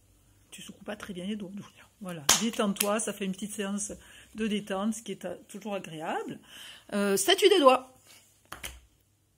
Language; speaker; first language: French; native; French